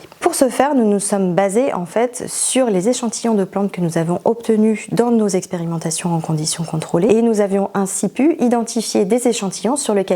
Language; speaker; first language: French; native; French